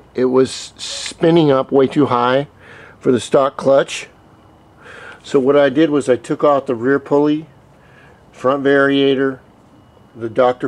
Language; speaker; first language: English; native; English